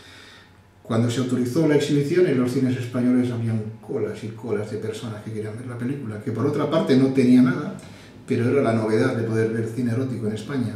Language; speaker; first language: Spanish; native; Spanish